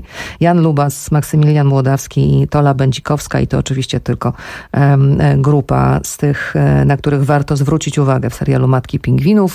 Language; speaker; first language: Polish; native; Polish